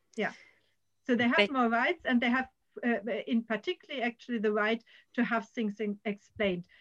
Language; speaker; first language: English; non-native, fluent; German